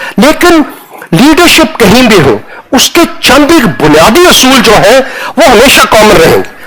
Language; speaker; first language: Hindi; non-native, local second language; Punjabi